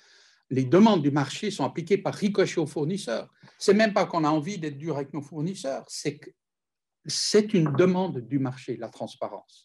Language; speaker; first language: French; native; French